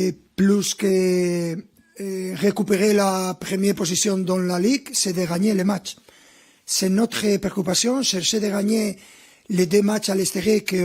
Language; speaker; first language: French; non-native, fluent; Spanish